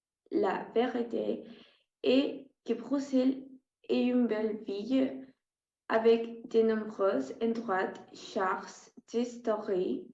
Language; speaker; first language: French; non-native, learner; Spanish